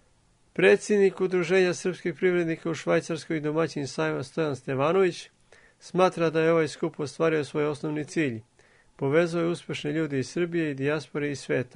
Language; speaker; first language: Serbian; native; Serbian